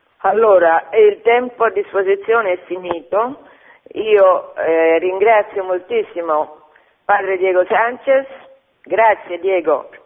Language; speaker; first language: Italian; native; Italian